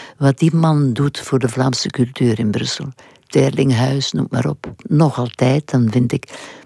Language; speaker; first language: Dutch; non-native, local second language; French